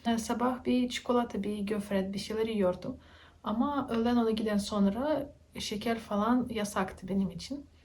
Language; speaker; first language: Turkish; non-native, learner; Russian